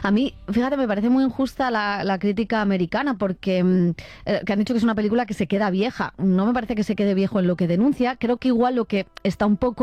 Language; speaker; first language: Spanish; native; Spanish